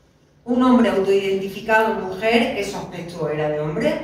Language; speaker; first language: Spanish; native; Spanish